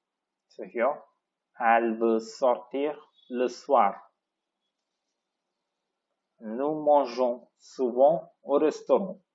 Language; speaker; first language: French; non-native, fluent; Tamil